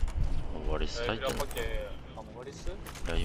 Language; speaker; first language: Japanese; native; Japanese